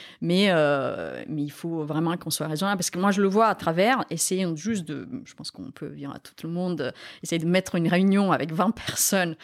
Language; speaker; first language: French; non-native, fluent; Romanian